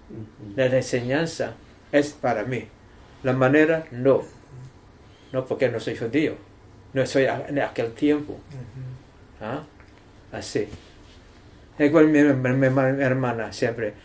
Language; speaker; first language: Spanish; non-native, learner; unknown